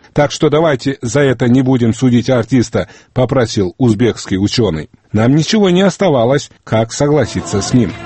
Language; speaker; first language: Russian; non-native, local second language; Uzbek